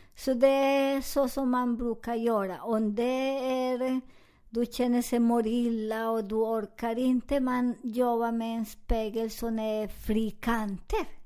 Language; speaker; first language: Swedish; non-native, learner; Spanish